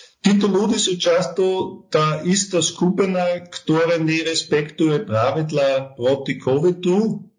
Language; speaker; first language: Slovak; non-native, learner; German